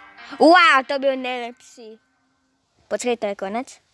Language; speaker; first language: Czech; non-native, learner; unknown